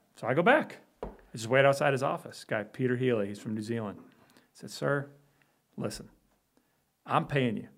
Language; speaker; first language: English; native; English